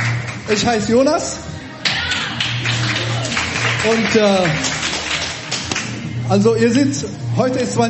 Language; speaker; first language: German; early bilingual, other home language; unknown